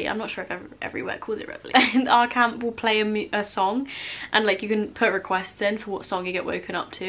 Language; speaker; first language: English; native; English